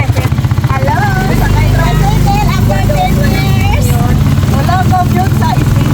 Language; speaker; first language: Filipino; native; Filipino